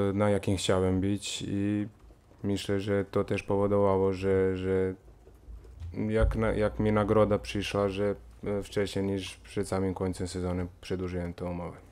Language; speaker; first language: Polish; non-native, fluent; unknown